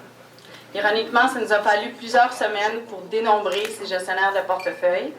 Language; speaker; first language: French; native; French